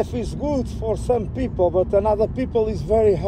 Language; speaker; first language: English; non-native, learner; Portuguese